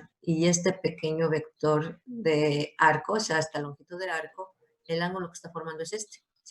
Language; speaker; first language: Spanish; native; Spanish